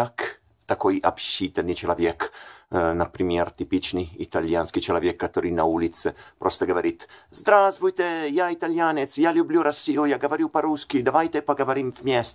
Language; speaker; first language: Russian; non-native, fluent; Italian